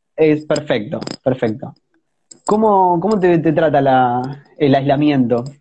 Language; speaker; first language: Spanish; native; Spanish